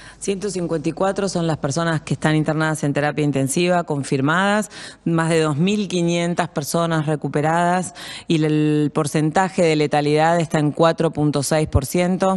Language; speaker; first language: Spanish; native; Spanish